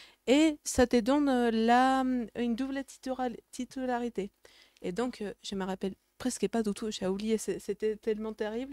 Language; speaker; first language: French; non-native, fluent; Spanish